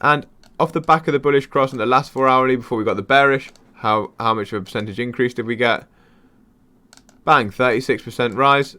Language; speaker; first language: English; native; English